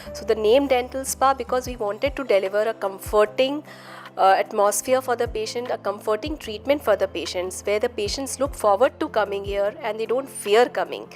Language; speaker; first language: English; non-native, local second language; Hindi